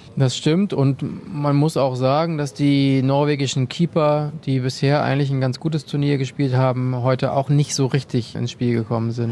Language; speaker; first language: German; native; German